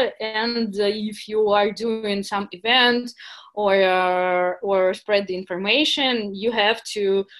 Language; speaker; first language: English; non-native, fluent; Russian